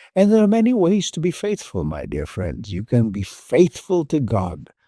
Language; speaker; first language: English; non-native, local second language; Filipino